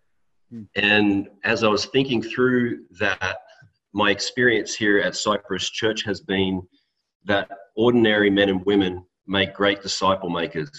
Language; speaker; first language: English; native; English